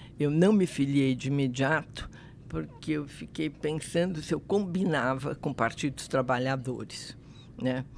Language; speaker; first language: Portuguese; native; Portuguese